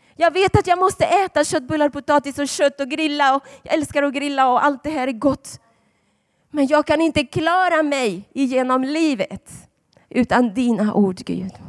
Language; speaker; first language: Swedish; non-native, fluent; Spanish